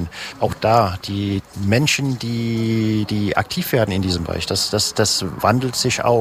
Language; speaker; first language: German; native; German